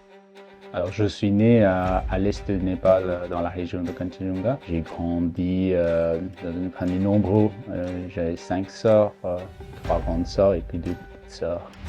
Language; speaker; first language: French; non-native, fluent; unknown